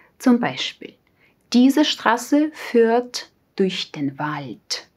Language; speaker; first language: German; non-native, fluent; Russian